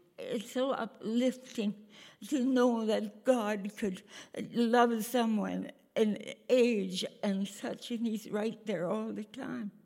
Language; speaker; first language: English; native; English